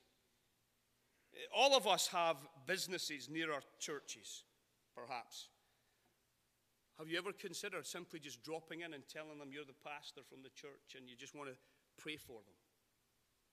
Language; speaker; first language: English; native; English